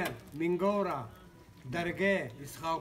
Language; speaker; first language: Hindi; non-native, local second language; Pashto